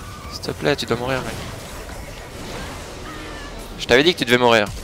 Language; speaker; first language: French; native; French